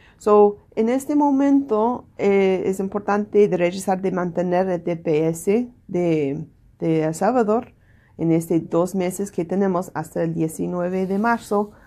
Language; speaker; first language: Spanish; non-native, learner; English